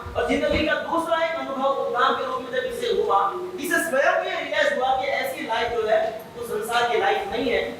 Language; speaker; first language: Hindi; native; Hindi